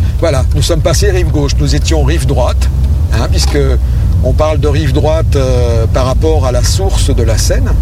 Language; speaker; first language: French; native; French